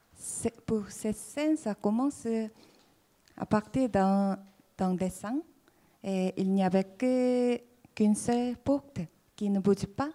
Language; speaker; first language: French; non-native, fluent; Korean